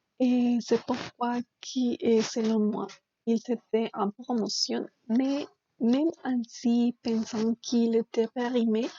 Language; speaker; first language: French; non-native, learner; Spanish